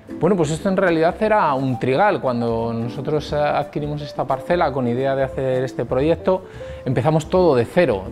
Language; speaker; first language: Spanish; native; Spanish